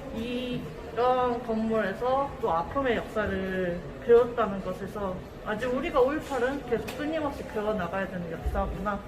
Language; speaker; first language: Korean; native; Korean